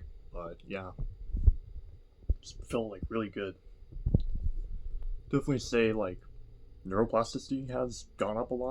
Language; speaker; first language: English; native; English